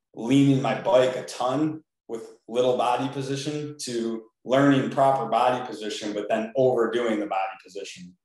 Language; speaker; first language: English; native; English